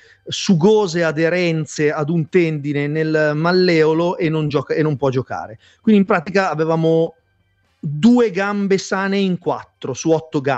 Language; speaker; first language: Italian; native; Italian